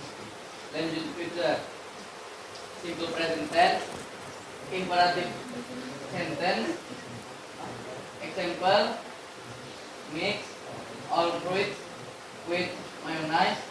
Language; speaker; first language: English; non-native, learner; Indonesian